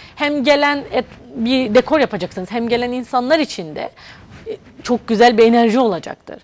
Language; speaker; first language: Turkish; native; Turkish